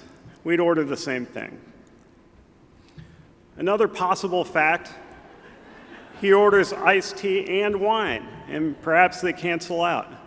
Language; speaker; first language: English; native; English